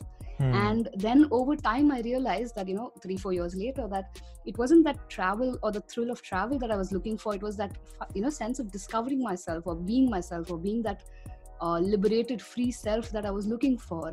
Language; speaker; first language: English; non-native, local second language; Tamil